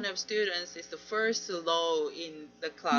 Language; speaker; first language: English; non-native, learner; Korean